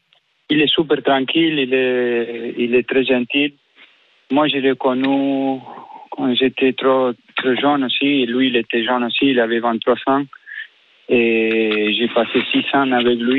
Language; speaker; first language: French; non-native, fluent; Spanish